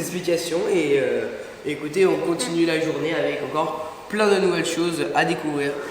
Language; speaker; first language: French; native; French